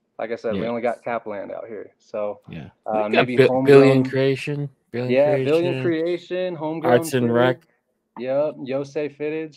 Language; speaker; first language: English; native; English